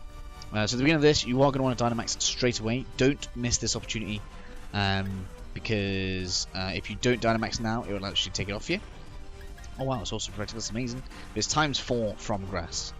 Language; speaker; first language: English; native; English